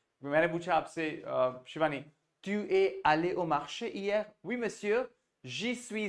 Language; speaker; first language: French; non-native, fluent; Hindi